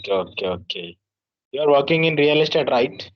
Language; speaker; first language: English; non-native, learner; Telugu